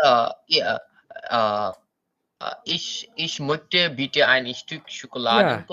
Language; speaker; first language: German; non-native, learner; Bangla